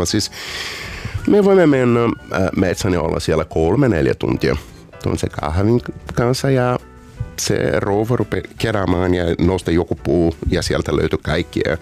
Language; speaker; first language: Finnish; non-native, learner; Portuguese